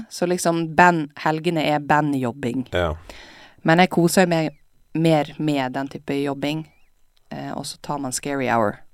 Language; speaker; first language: Norwegian; native; Norwegian